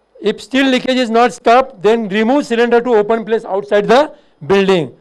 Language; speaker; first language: Hindi; non-native, local second language; Marathi